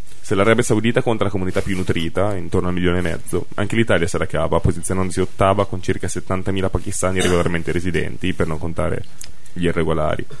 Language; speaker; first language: Italian; native; Italian